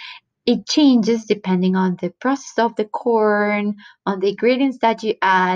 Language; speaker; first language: English; non-native, fluent; Spanish